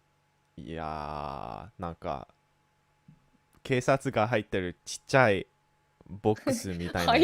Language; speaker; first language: Japanese; non-native, fluent; English